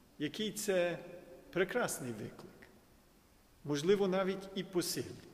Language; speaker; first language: Ukrainian; early bilingual, heritage; Ukrainian